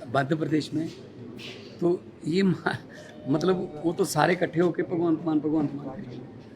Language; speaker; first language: Hindi; non-native, local second language; Punjabi